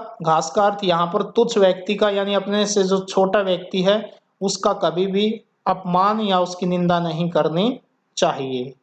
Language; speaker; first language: Hindi; native; Hindi